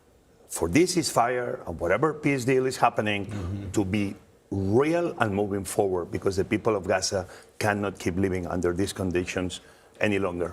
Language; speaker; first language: English; non-native, fluent; Spanish